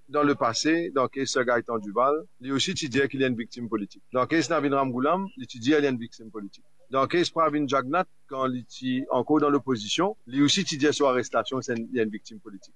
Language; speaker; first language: French; non-native, local second language; Morisyen